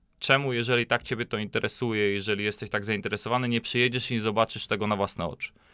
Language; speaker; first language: Polish; native; Polish